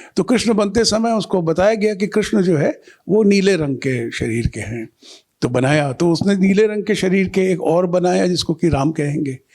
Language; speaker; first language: Hindi; non-native, local second language; Bangla